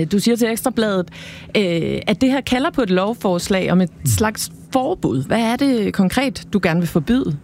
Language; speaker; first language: Danish; native; Danish